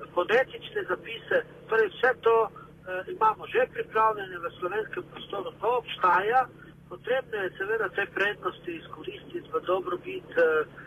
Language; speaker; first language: Slovenian; non-native, local second language; Romany